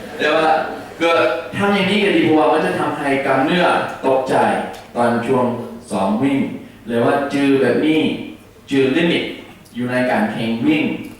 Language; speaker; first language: Thai; non-native, learner; English